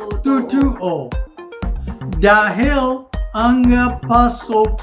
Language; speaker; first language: Filipino; non-native, learner; English